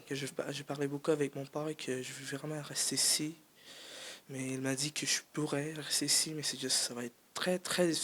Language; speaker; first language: French; early bilingual, other home language; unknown